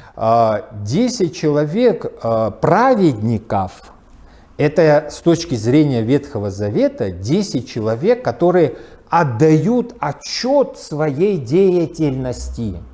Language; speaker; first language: Russian; non-native, local second language; Abkhazian